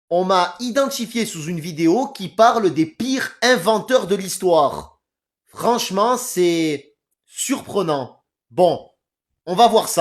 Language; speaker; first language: French; native; French